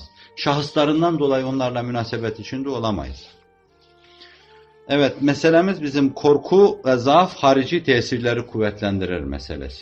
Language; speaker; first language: Turkish; native; Turkish